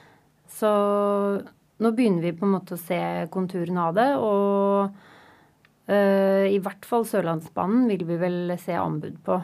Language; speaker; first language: Norwegian; native; Norwegian